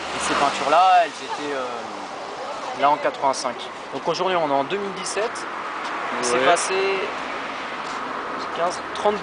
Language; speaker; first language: French; native; French